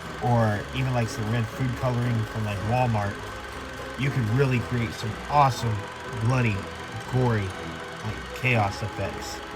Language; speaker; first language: English; native; English